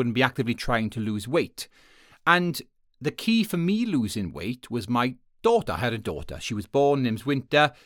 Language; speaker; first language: English; native; English